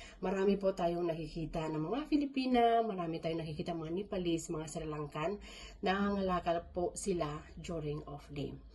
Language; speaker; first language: Filipino; non-native, local second language; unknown